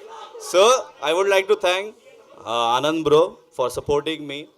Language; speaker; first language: Telugu; non-native, learner; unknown